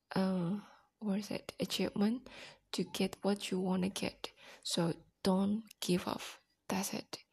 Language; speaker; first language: English; non-native, learner; Indonesian